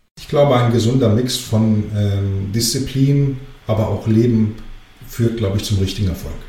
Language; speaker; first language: German; early bilingual, other home language; Greek